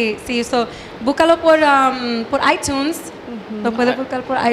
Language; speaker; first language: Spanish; early bilingual, heritage; English